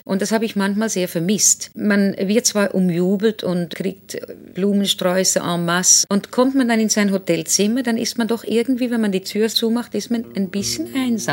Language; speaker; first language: German; native; German